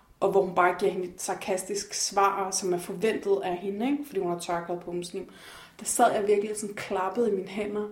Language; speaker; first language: Danish; native; Danish